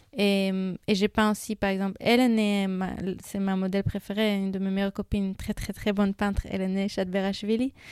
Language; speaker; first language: French; non-native, fluent; Hebrew